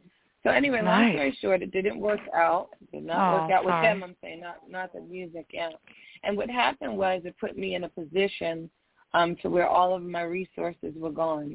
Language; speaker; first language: English; native; English